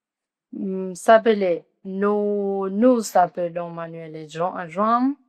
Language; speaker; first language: French; non-native, fluent; Spanish